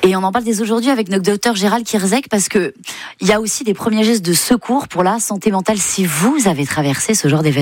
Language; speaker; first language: French; native; French